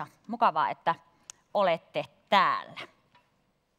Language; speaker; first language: Finnish; native; Finnish